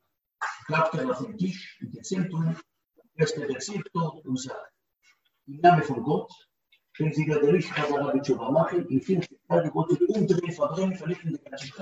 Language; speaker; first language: German; non-native, learner; Hebrew